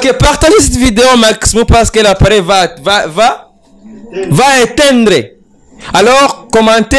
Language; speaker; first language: French; non-native, local second language; Rundi